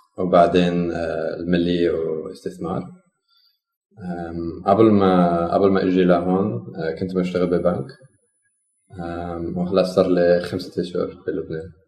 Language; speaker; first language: Arabic; non-native, learner; Dutch